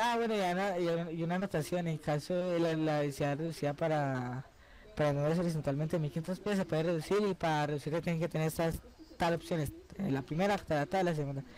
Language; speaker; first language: Spanish; native; Spanish